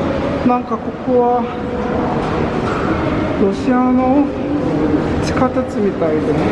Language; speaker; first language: Japanese; non-native, fluent; Korean